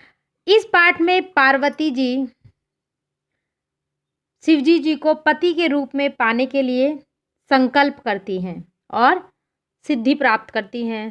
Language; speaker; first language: Hindi; native; Hindi